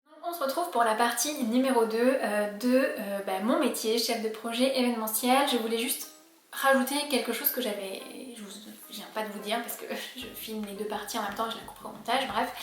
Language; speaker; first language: French; native; French